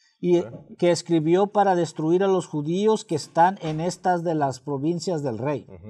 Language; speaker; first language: Spanish; early bilingual, heritage; Spanish